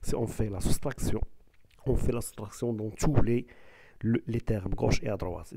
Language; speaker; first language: French; non-native, local second language; Arabic